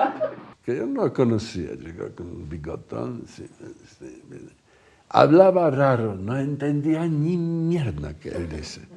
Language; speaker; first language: Spanish; non-native, fluent; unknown